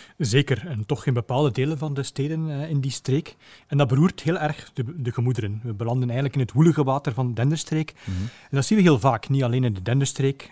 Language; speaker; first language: Dutch; native; Dutch